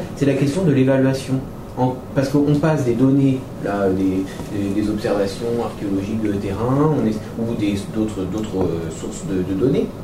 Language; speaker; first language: French; native; French